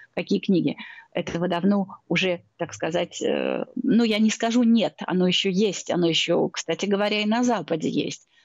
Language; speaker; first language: Russian; native; Russian